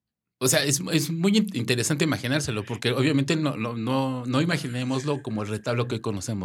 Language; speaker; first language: Spanish; native; Spanish